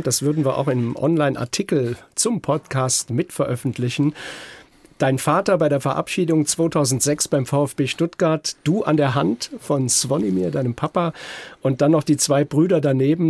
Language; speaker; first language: German; native; German